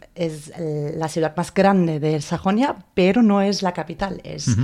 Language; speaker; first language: Spanish; non-native, fluent; German